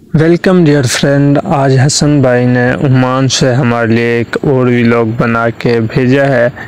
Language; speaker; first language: Urdu; non-native, local second language; Punjabi